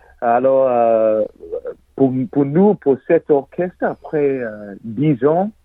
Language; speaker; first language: French; non-native, learner; English